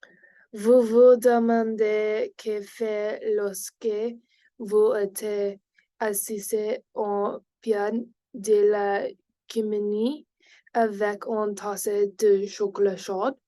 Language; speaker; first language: French; non-native, learner; English